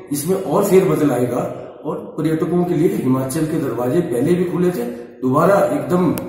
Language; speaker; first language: Hindi; native; Hindi